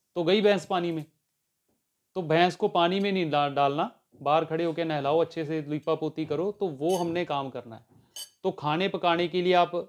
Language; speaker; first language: Hindi; native; Hindi